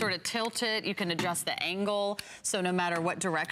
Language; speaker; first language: English; native; English